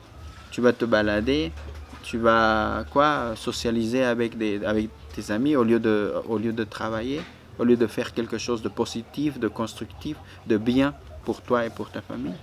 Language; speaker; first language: French; non-native, fluent; Spanish